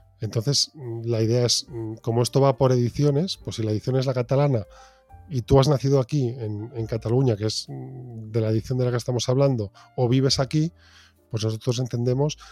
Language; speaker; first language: Spanish; native; Spanish